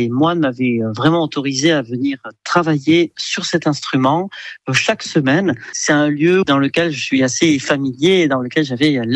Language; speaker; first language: French; native; French